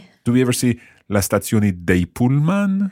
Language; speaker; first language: Italian; non-native, fluent; English